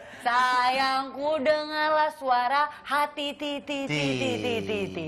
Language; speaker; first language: Indonesian; native; Indonesian